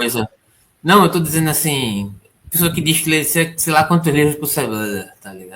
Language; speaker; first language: Portuguese; native; Portuguese